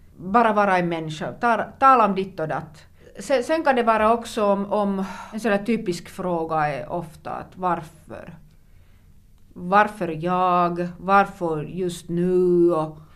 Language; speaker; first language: Swedish; non-native, local second language; Finnish